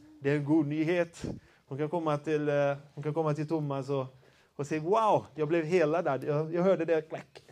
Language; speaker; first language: Swedish; non-native, fluent; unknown